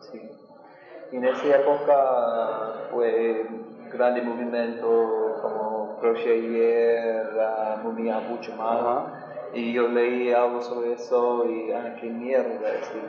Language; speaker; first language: Spanish; non-native, learner; English